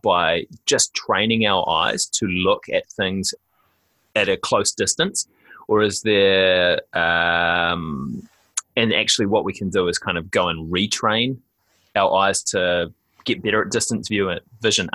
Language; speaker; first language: English; native; English